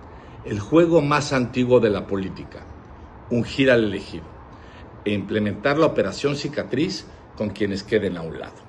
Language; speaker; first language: Spanish; native; Spanish